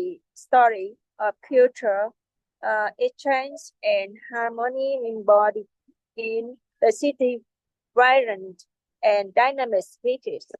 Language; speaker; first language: English; non-native, learner; Vietnamese